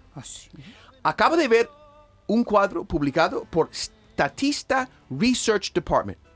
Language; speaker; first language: Spanish; non-native, fluent; English